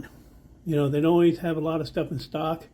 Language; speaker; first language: English; native; English